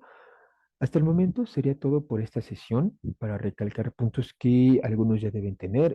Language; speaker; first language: Spanish; native; Spanish